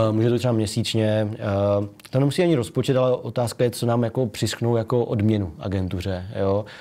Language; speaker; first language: Czech; native; Czech